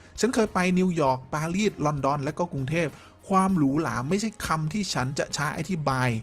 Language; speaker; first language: Thai; native; Thai